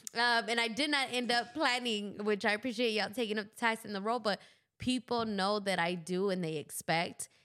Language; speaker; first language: English; early bilingual, other home language; Spanish